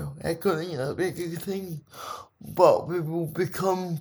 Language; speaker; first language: English; native; English